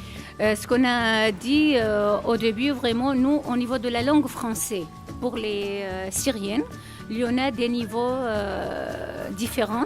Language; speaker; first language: French; non-native, fluent; Arabic